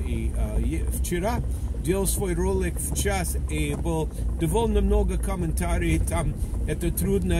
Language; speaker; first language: Russian; non-native, fluent; English